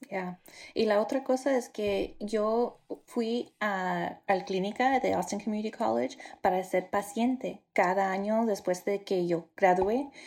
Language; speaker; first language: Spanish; early bilingual, heritage; Spanish